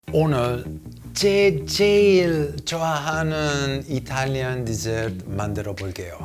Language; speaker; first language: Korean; non-native, learner; Italian